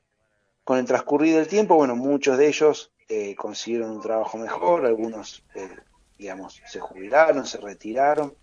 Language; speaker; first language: Spanish; native; Spanish